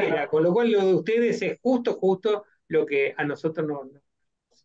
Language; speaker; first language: Spanish; native; Spanish